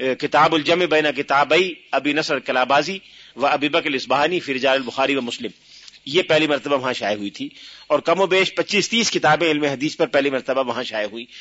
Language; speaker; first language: Urdu; native; Urdu